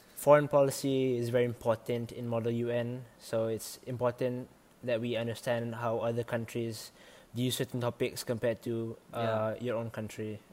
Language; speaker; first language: English; non-native, local second language; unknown